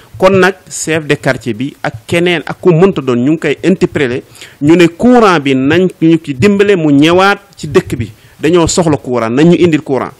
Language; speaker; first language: Wolof; non-native, local second language; Fula